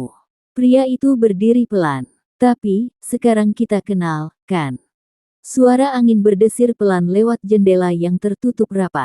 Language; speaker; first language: Indonesian; native; Indonesian